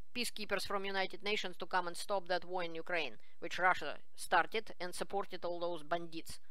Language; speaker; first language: English; non-native, fluent; Russian